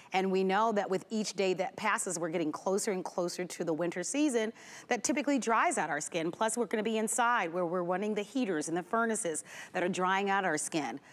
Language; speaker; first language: English; native; English